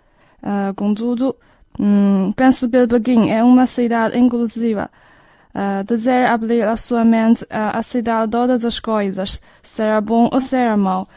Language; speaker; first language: Portuguese; non-native, learner; Chinese